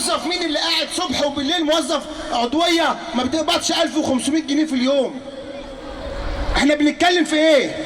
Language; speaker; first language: Arabic; native; Arabic